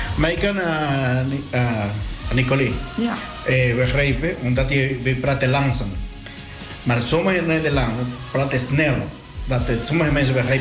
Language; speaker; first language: Dutch; non-native, learner; Spanish